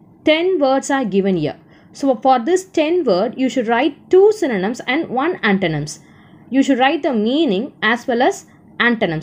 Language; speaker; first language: English; non-native, local second language; Tamil